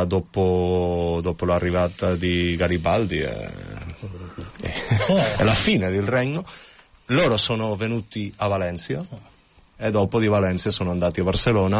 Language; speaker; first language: Italian; non-native, fluent; Catalan